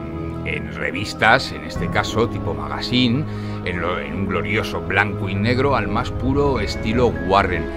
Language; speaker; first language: Spanish; native; Spanish